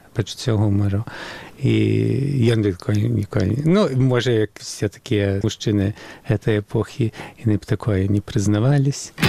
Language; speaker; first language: Belarusian; early bilingual, heritage; Belarusian